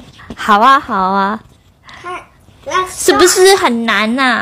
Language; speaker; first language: Chinese; non-native, learner; Filipino